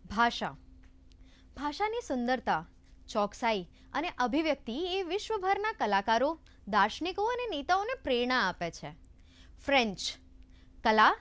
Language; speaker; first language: Gujarati; native; Gujarati